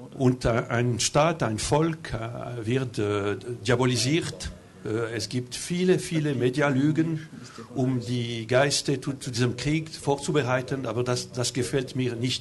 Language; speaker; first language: German; non-native, local second language; French